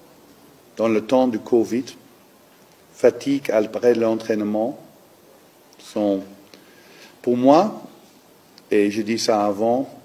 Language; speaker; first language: French; non-native, learner; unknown